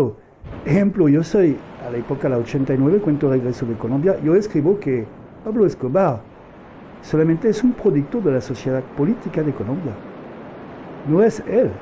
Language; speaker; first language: Spanish; non-native, fluent; French